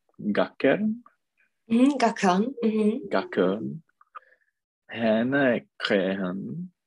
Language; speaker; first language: German; non-native, learner; Czech